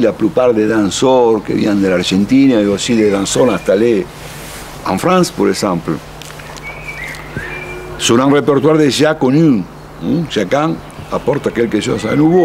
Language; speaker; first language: French; non-native, fluent; Spanish